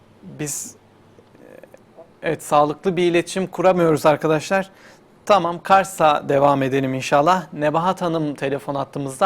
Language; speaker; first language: Turkish; native; Turkish